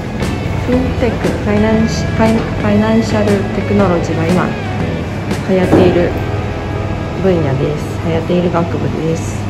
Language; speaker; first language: Japanese; non-native, fluent; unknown